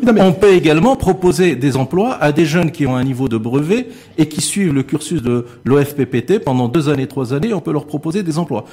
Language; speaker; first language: French; non-native, local second language; Arabic